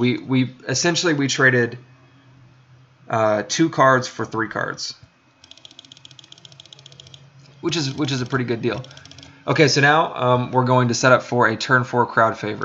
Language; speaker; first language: English; native; English